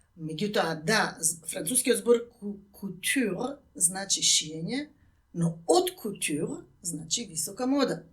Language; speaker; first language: Macedonian; native; Macedonian